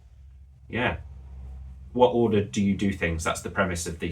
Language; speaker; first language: English; native; English